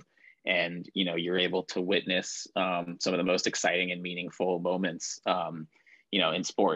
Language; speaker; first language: English; native; English